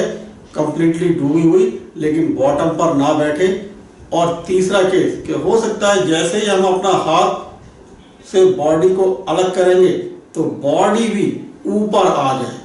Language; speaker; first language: Hindi; native; Hindi